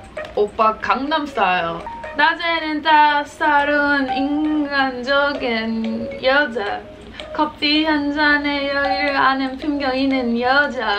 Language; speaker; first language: Korean; non-native, fluent; English